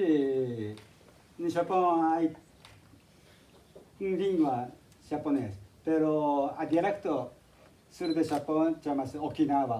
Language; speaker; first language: Spanish; non-native, fluent; Japanese